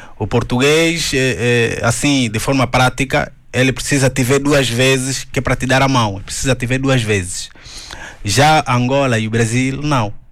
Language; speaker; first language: Portuguese; native; Portuguese